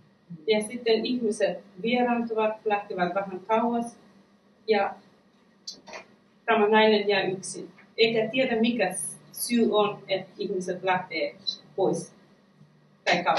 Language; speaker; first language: Finnish; non-native, fluent; Persian